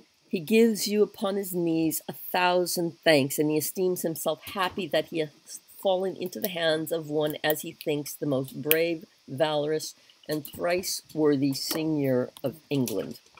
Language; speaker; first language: English; native; English